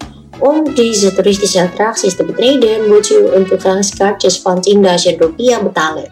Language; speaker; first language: Dutch; non-native, fluent; Indonesian